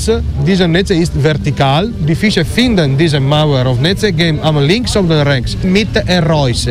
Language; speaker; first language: German; non-native, learner; Italian